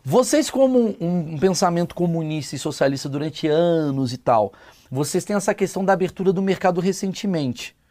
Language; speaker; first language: Portuguese; native; Portuguese